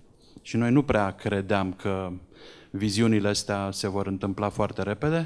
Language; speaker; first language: Romanian; native; Romanian